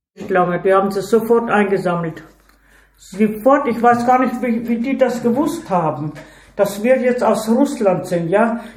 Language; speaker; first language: German; early bilingual, heritage; Ukrainian